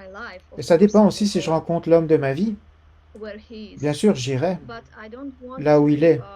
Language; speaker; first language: French; non-native, fluent; Ukrainian